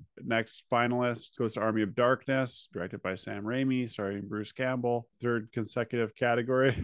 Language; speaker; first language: English; native; English